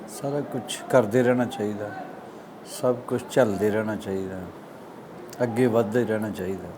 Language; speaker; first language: Punjabi; native; Punjabi